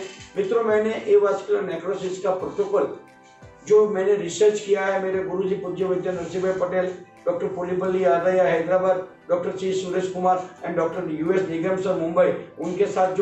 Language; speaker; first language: Hindi; non-native, local second language; Gujarati